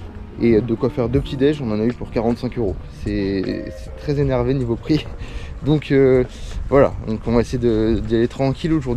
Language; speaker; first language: French; native; French